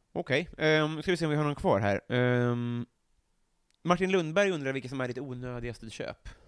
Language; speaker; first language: Swedish; native; Swedish